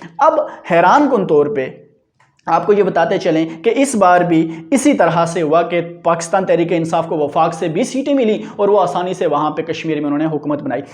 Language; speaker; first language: Urdu; non-native, local second language; Punjabi